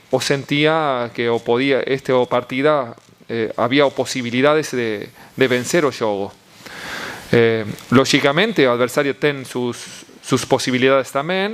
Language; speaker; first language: Portuguese; non-native, learner; Spanish